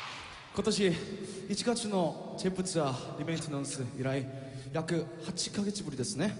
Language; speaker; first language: Japanese; non-native, fluent; Korean